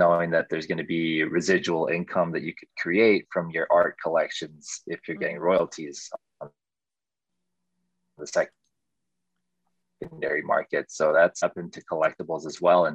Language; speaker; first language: English; native; English